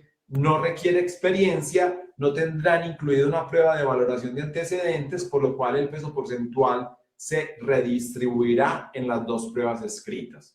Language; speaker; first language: Spanish; native; Spanish